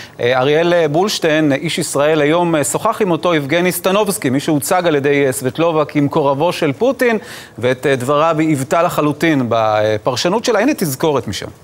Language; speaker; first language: Hebrew; native; Hebrew